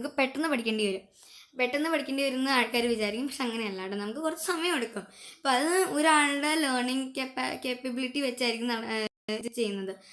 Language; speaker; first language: Malayalam; early bilingual, heritage; Malayalam